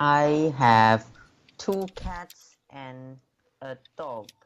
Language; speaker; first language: English; non-native, learner; Chinese